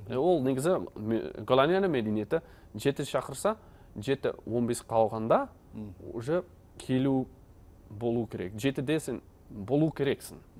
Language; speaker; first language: Kazakh; non-native, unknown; Dutch